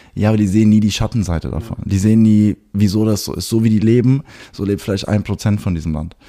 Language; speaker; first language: German; early bilingual, heritage; German